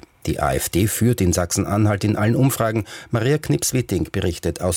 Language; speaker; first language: German; native; German